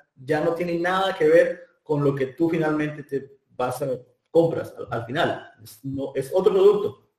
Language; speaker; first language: Spanish; native; Spanish